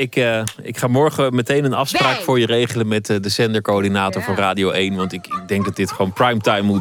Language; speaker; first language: Dutch; native; Dutch